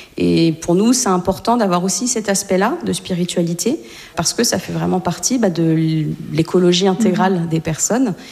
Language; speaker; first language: French; native; French